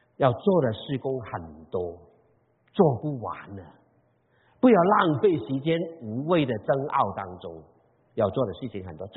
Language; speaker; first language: Chinese; non-native, local second language; Cantonese